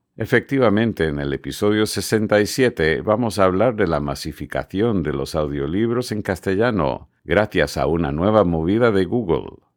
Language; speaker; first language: Spanish; non-native, fluent; English